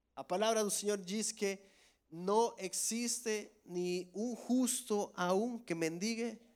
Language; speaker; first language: Portuguese; non-native, learner; Spanish